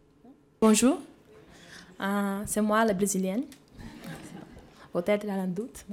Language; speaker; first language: French; non-native, fluent; Portuguese